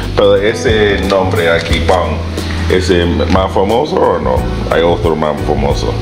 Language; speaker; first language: Spanish; non-native, learner; English